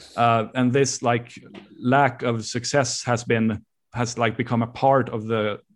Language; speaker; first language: English; non-native, fluent; Swedish